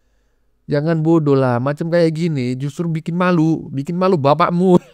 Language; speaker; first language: Indonesian; native; Indonesian